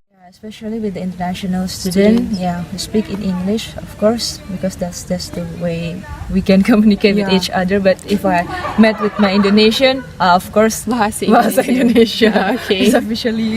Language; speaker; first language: English; non-native, fluent; Indonesian